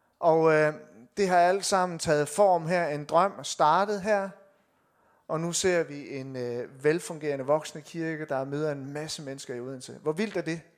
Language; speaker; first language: Danish; native; Danish